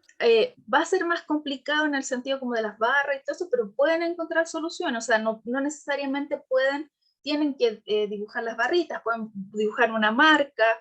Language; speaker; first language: Spanish; native; Spanish